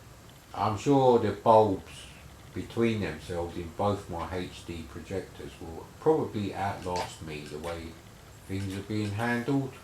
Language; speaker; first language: English; native; English